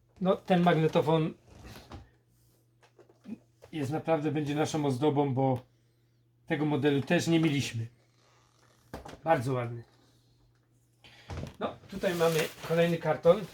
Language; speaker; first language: Polish; native; Polish